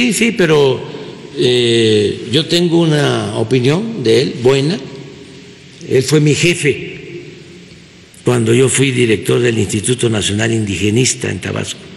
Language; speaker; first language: Spanish; native; Spanish